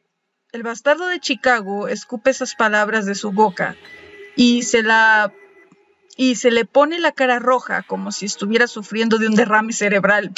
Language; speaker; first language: Spanish; native; Spanish